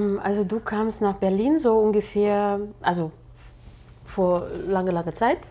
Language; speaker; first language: German; non-native, fluent; Russian